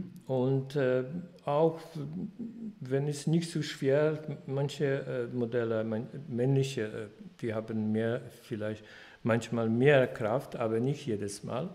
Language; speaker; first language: German; non-native, fluent; Polish